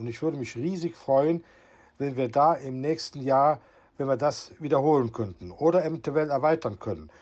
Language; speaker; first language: German; native; German